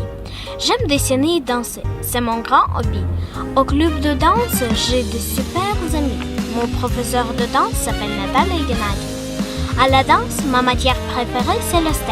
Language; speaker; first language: French; non-native, learner; Ukrainian